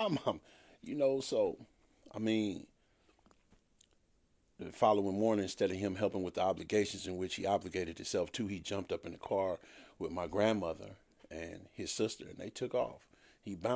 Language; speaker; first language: English; native; English